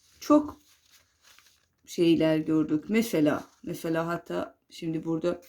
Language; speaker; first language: Turkish; non-native, fluent; Persian